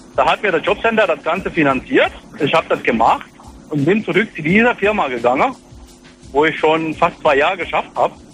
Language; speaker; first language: German; non-native, fluent; Hungarian